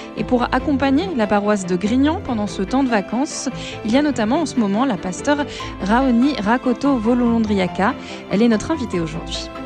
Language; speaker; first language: French; native; French